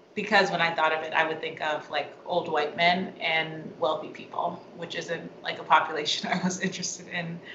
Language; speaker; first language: English; native; English